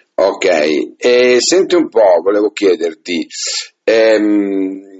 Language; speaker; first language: Italian; early bilingual, other home language; Spanish